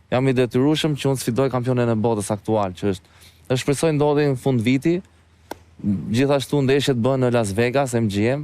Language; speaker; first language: Albanian; native; Albanian